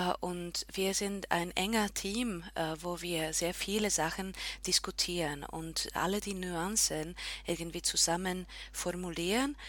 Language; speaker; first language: German; non-native, fluent; Slovak